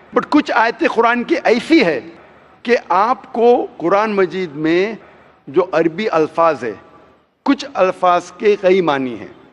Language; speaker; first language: Hindi; non-native, local second language; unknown